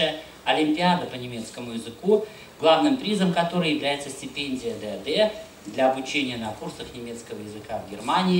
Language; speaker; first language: Russian; native; Russian